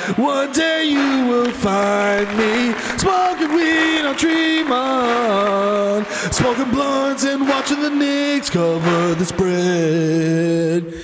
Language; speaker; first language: English; early bilingual, other home language; Spanish